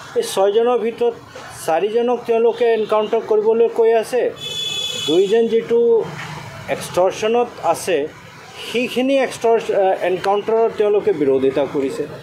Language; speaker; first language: Assamese; non-native, fluent; Hindi